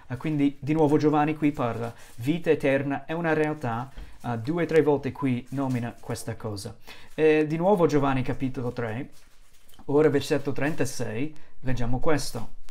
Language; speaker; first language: Italian; non-native, fluent; English